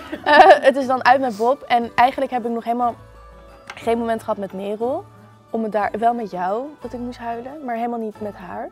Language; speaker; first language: Dutch; native; Dutch